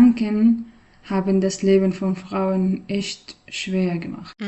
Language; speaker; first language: German; non-native, fluent; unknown